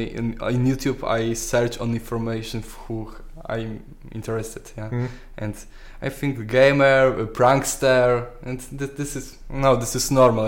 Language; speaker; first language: English; non-native, learner; Polish